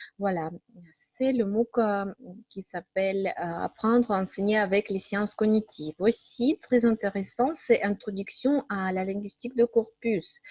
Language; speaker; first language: French; non-native, fluent; Russian